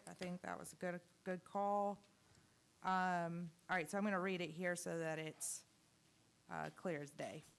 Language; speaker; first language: English; native; English